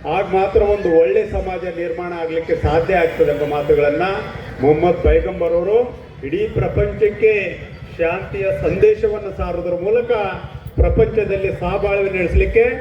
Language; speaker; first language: Kannada; native; Kannada